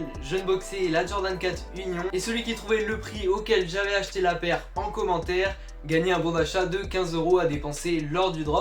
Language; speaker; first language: French; native; French